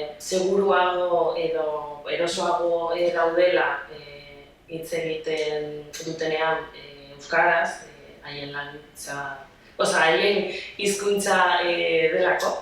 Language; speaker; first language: Basque; non-native, learner; Spanish